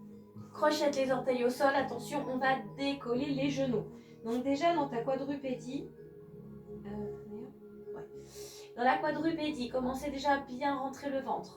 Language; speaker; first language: French; native; French